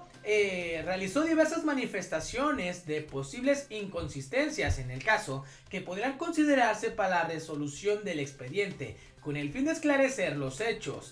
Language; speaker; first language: Spanish; native; Spanish